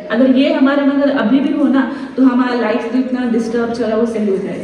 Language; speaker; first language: Hindi; native; Hindi